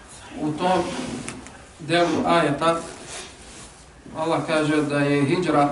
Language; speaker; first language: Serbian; non-native, fluent; Arabic